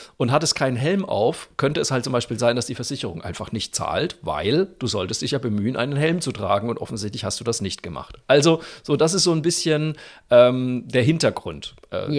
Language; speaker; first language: German; native; German